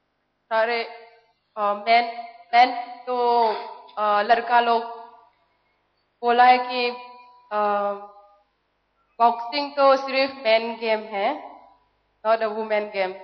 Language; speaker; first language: Hindi; non-native, local second language; Manipuri